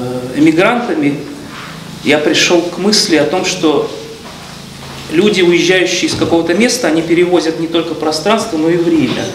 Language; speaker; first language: Russian; native; Russian